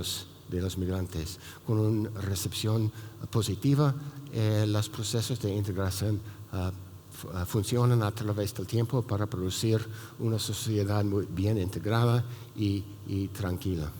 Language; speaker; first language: Spanish; non-native, fluent; English